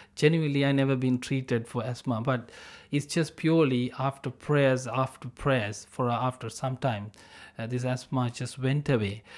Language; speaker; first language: English; non-native, local second language; Tamil